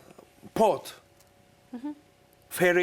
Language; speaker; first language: English; non-native, learner; Japanese